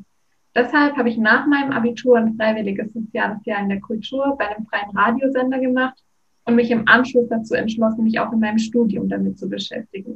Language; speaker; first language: German; native; German